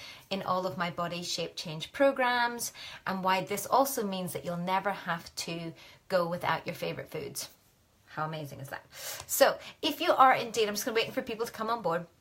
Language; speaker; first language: English; native; English